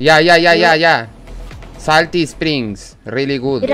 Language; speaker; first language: English; non-native, learner; Spanish